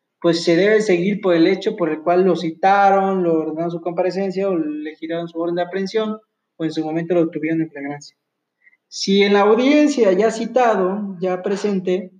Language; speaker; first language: Spanish; native; Spanish